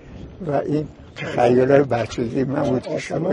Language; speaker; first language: Persian; native; Persian